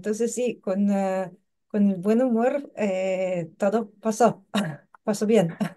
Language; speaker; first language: Spanish; non-native, learner; English